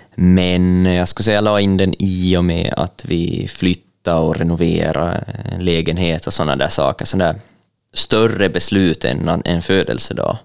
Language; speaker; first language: Swedish; native; Swedish